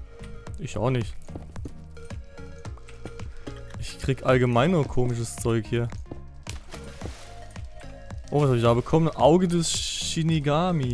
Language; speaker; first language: German; native; German